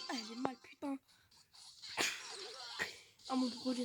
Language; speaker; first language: French; native; French